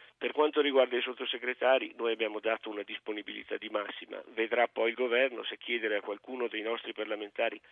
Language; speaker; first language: Italian; native; Italian